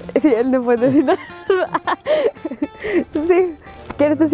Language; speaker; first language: Spanish; non-native, learner; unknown